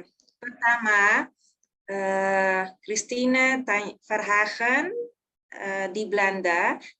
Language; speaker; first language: Indonesian; non-native, learner; Dutch